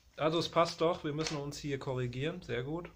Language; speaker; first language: German; native; German